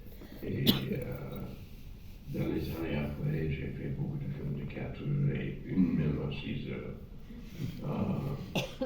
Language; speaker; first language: French; non-native, fluent; English